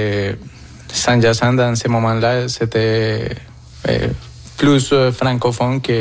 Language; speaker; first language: French; non-native, fluent; Spanish